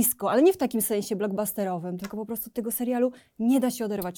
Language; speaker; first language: Polish; native; Polish